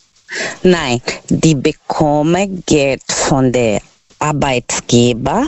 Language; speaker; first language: German; non-native, learner; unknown